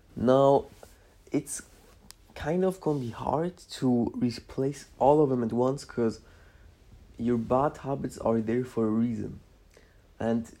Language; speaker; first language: English; non-native, fluent; Polish